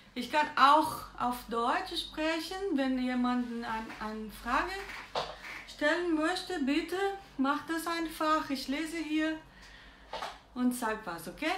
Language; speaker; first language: German; non-native, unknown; Portuguese